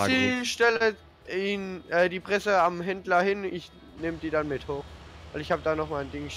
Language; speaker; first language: German; native; German